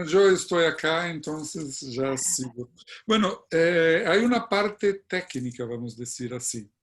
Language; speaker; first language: Spanish; non-native, fluent; Portuguese